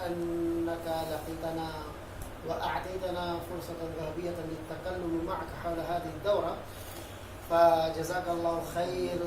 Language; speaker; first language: Arabic; non-native, fluent; Urdu